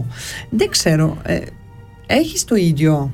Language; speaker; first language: Greek; early bilingual, heritage; Greek